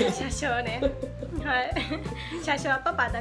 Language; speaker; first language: Japanese; non-native, learner; Burmese